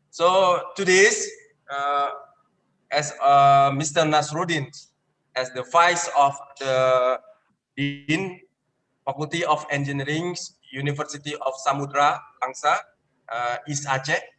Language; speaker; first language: English; non-native, learner; Indonesian